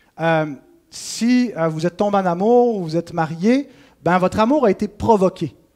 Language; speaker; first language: French; native; French